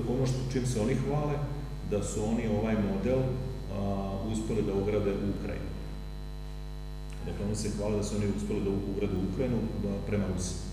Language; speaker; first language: Serbian; native; Serbian